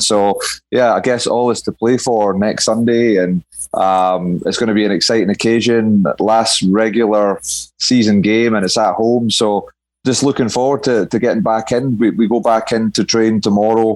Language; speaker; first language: English; native; English